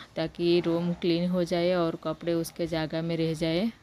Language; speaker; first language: Hindi; non-native, local second language; Odia